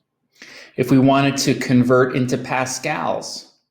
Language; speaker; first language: English; native; English